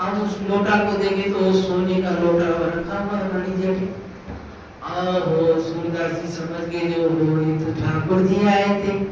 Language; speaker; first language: Hindi; native; Hindi